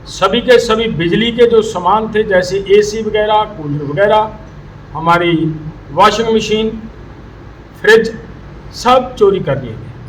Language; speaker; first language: Hindi; non-native, local second language; Punjabi